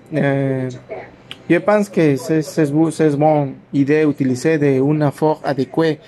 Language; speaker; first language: French; non-native, learner; Spanish